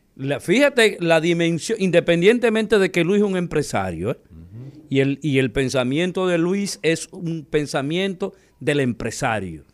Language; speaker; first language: Spanish; native; Spanish